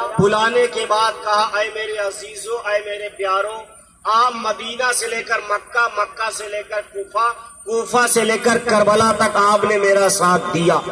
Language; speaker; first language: Urdu; native; Urdu